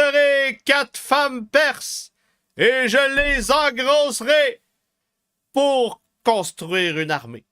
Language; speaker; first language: French; native; French